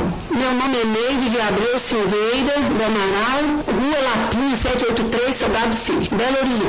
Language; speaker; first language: Portuguese; native; Portuguese